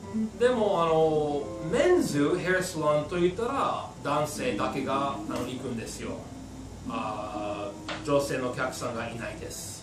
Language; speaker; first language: Japanese; non-native, fluent; English